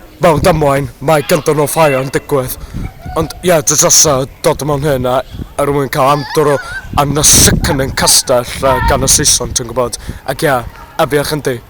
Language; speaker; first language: Welsh; non-native, learner; English